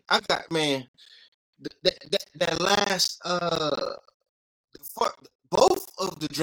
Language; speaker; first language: English; native; English